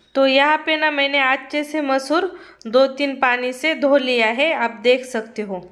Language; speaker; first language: Hindi; non-native, local second language; Marathi